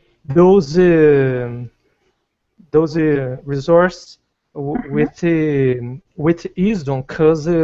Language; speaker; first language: English; non-native, learner; Portuguese